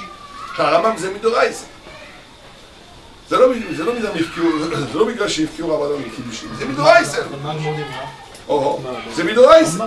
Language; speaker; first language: Hebrew; non-native, fluent; French